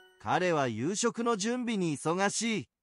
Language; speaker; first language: Japanese; non-native, learner; English